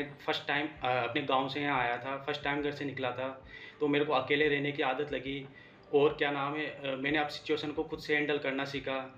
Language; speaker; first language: Hindi; native; Hindi